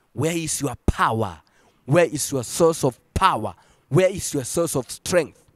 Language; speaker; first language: English; non-native, local second language; Swahili